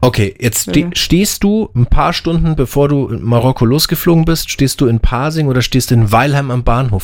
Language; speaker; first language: German; native; German